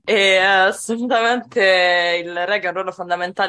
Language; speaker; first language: Italian; native; Italian